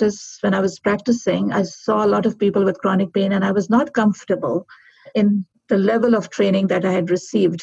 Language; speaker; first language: English; non-native, local second language; Urdu